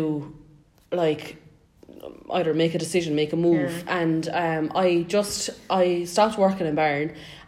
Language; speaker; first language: English; native; English